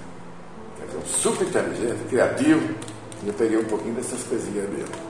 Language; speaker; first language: Portuguese; native; Portuguese